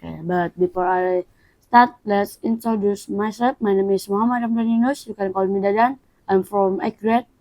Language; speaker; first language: English; non-native, learner; Indonesian